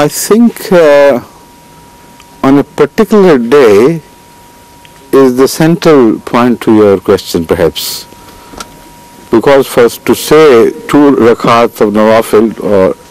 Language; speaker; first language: English; non-native, local second language; Urdu